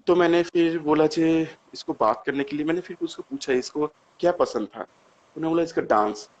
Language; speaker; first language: Hindi; non-native, local second language; Bangla